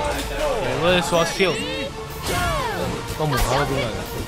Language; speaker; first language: Chinese; native; Chinese